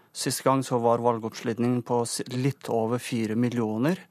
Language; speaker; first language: Norwegian; non-native, fluent; Persian